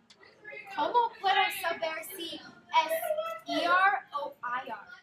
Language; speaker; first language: Spanish; non-native, learner; English